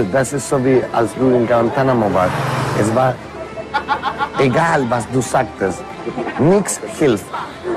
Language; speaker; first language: German; non-native, fluent; English